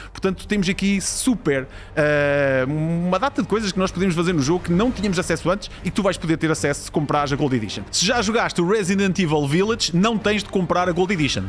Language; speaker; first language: Portuguese; native; Portuguese